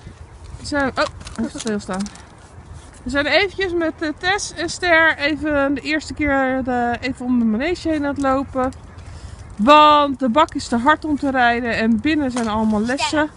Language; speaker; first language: Dutch; native; Dutch